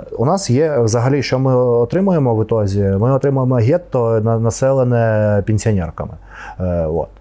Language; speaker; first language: Ukrainian; non-native, local second language; Russian